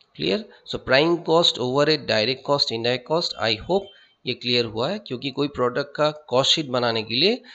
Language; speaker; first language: Hindi; non-native, local second language; Bangla